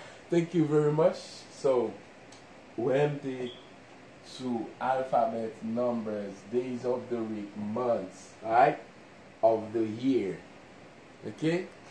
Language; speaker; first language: English; non-native, fluent; Haitian Creole